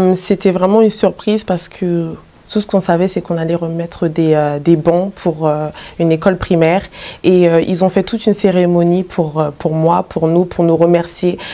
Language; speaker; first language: French; native; French